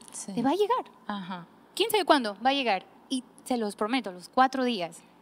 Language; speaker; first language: Spanish; native; Spanish